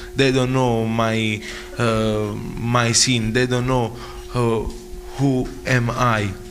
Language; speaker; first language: English; non-native, fluent; Italian